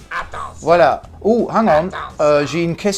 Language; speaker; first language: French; non-native, fluent; English